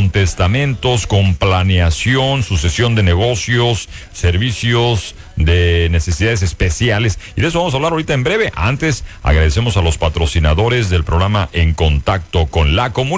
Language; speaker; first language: Spanish; native; Spanish